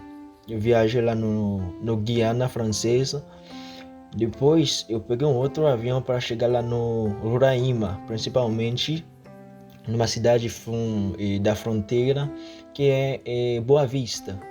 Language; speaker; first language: Portuguese; non-native, fluent; Haitian Creole